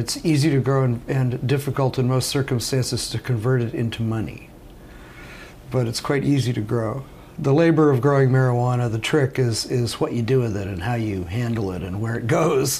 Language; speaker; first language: English; native; English